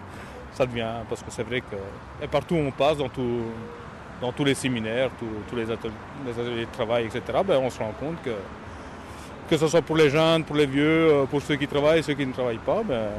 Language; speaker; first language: French; native; French